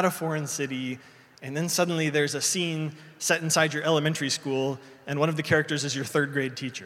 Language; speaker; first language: English; native; English